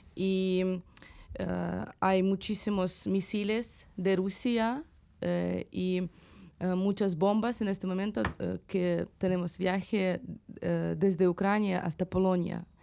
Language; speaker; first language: Spanish; non-native, fluent; Ukrainian